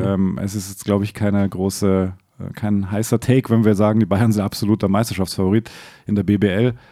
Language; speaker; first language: German; native; German